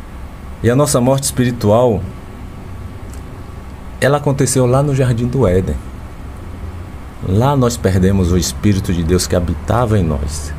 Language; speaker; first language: Portuguese; native; Portuguese